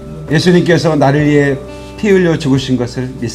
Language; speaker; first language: Korean; native; Korean